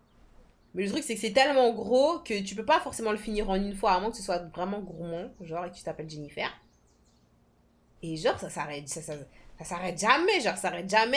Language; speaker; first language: French; native; French